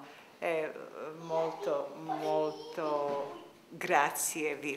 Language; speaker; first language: Italian; non-native, learner; Bosnian